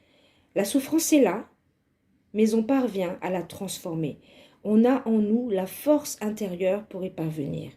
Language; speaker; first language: French; native; French